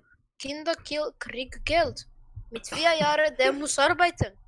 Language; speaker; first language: German; non-native, learner; Croatian